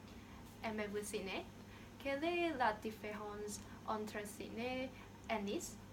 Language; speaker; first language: French; non-native, learner; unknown